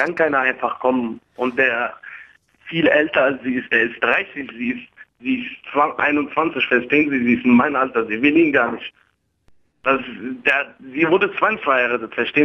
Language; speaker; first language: German; early bilingual, other home language; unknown